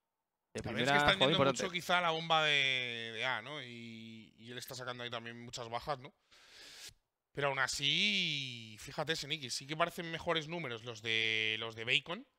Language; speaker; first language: Spanish; native; Spanish